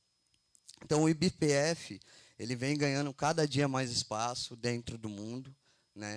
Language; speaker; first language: Portuguese; native; Portuguese